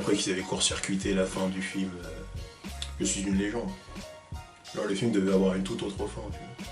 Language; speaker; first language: French; native; French